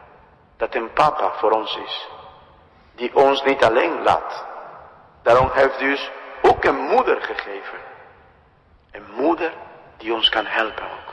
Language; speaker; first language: Dutch; non-native, fluent; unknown